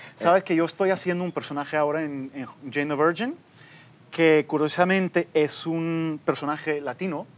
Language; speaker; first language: Spanish; non-native, fluent; English